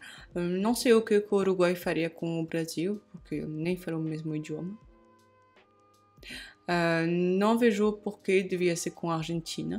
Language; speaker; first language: Portuguese; non-native, fluent; French